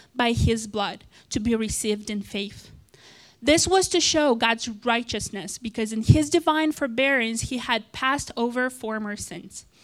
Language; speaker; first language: English; non-native, fluent; Romanian